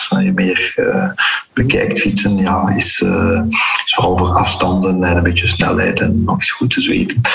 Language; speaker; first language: Dutch; early bilingual, heritage; Dutch